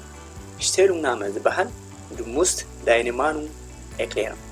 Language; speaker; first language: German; non-native, fluent; Tigrinya